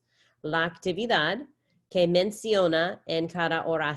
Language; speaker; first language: Spanish; non-native, fluent; English